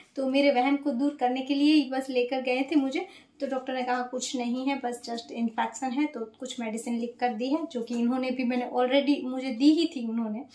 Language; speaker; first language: Hindi; non-native, local second language; Gujarati